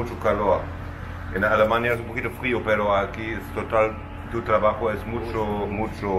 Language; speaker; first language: Spanish; non-native, learner; German